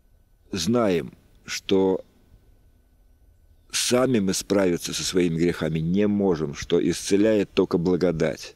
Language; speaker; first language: Russian; native; Russian